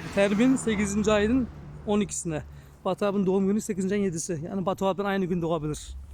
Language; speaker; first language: Turkish; early bilingual, heritage; Turkish